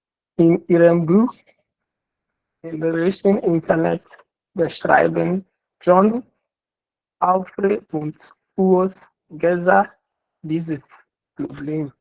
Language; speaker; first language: German; non-native, learner; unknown